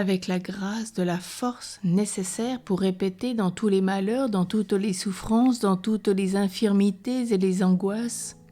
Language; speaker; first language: French; native; French